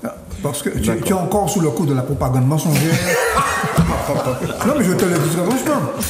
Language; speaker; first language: French; native; French